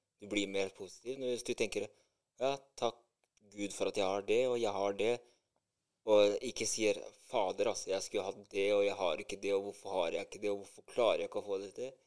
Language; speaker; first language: Norwegian; early bilingual, other home language; Albanian